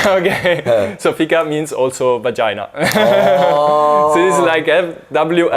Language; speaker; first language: English; non-native, fluent; Italian